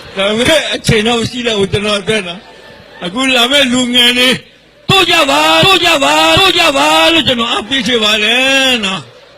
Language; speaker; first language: Burmese; non-native, local second language; Karen languages